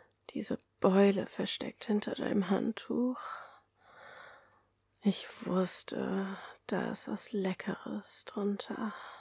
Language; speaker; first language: German; early bilingual, other home language; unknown